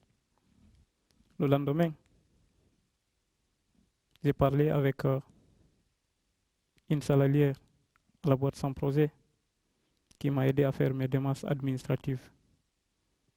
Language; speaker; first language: French; non-native, local second language; Fula